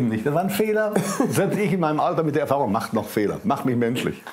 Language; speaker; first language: German; native; German